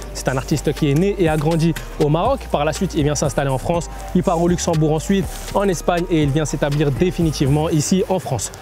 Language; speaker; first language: French; native; French